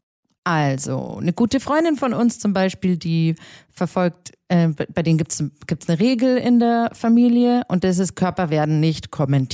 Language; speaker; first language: German; native; German